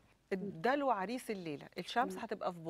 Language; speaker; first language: Arabic; native; Arabic